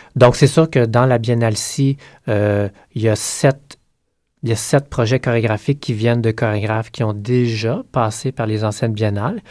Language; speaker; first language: French; native; French